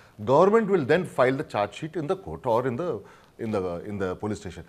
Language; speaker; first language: English; non-native, local second language; Telugu